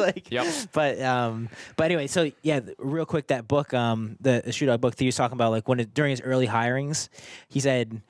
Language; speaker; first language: English; early bilingual, heritage; Persian